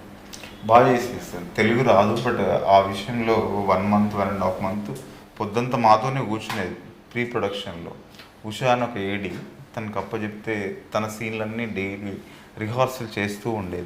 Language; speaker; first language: Telugu; native; Telugu